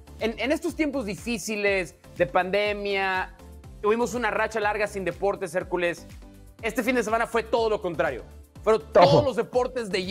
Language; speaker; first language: Spanish; native; Spanish